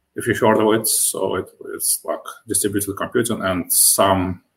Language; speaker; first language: English; non-native, fluent; Russian